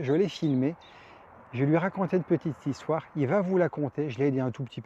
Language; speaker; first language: French; native; French